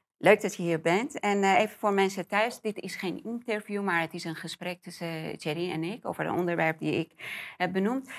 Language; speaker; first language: Dutch; non-native, fluent; Persian